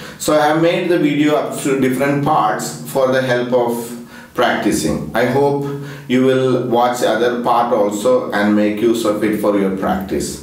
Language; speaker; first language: English; non-native, local second language; Malayalam